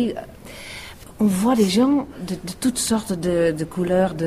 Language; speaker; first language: French; non-native, fluent; Western Frisian